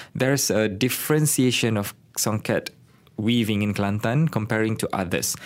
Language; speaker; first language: English; non-native, local second language; Malay